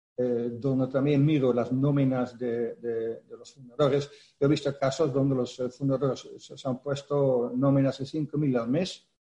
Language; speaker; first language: Spanish; non-native, fluent; Dutch